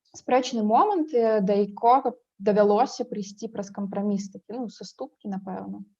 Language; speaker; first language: Belarusian; non-native, local second language; Russian